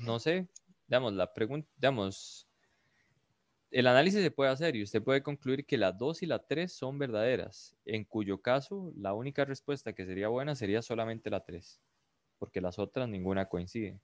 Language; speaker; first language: Spanish; native; Spanish